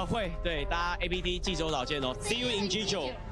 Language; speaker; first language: Chinese; native; Chinese